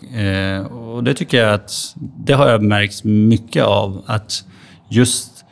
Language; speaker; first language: Swedish; native; Swedish